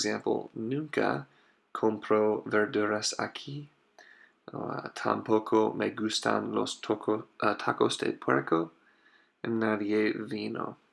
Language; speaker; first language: Spanish; non-native, fluent; English